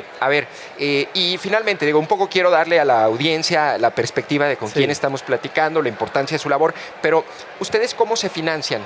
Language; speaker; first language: Spanish; native; Spanish